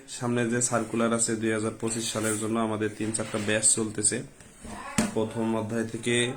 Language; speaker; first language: Bangla; native; Bangla